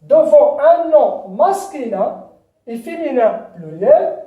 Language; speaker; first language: French; non-native, local second language; Arabic